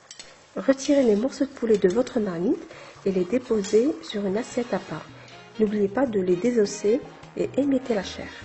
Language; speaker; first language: French; non-native, local second language; Arabic